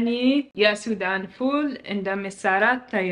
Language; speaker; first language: Amharic; non-native, learner; Arabic